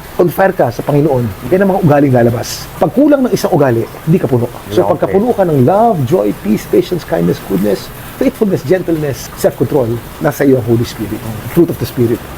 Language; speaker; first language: Filipino; native; Filipino